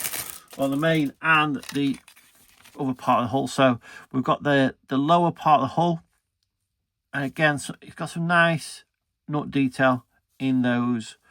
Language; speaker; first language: English; native; English